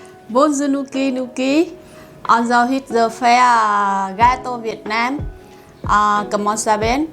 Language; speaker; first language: French; non-native, learner; Vietnamese